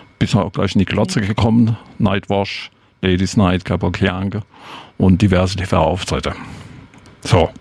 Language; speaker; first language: German; native; German